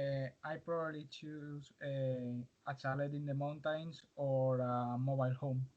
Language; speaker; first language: English; non-native, learner; Spanish